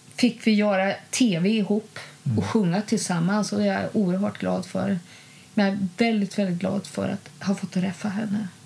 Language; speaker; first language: Swedish; native; Swedish